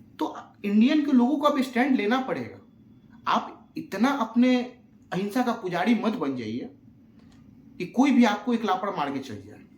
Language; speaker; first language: Hindi; native; Hindi